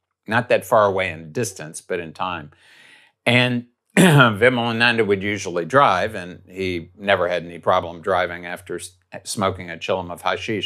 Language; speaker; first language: English; native; English